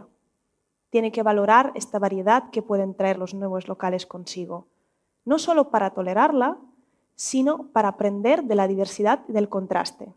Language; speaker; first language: Spanish; non-native, fluent; Russian